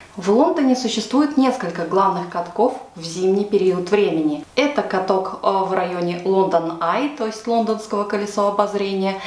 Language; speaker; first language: Russian; native; Russian